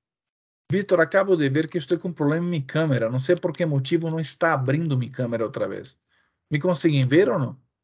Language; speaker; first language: Spanish; non-native, fluent; Portuguese